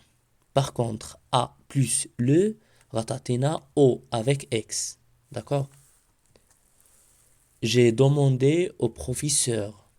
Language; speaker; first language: French; non-native, local second language; Arabic